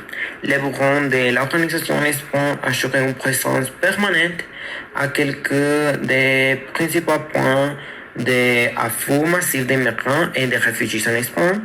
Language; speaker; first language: French; non-native, learner; Spanish